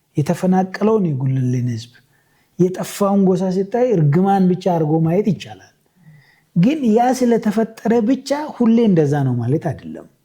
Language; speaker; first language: Amharic; non-native, local second language; Oromo